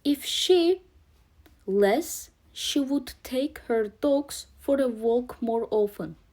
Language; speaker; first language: English; non-native, fluent; Azerbaijani